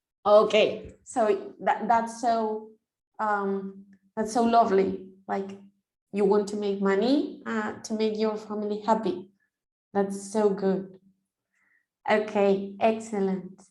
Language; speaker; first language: English; non-native, fluent; Spanish